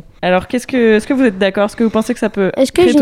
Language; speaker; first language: French; native; French